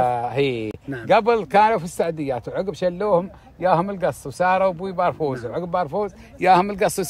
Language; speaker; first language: Arabic; native; Arabic